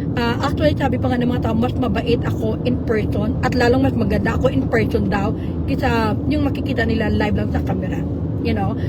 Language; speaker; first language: Filipino; native; Filipino